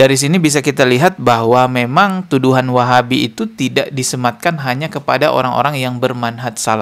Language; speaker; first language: Indonesian; native; Indonesian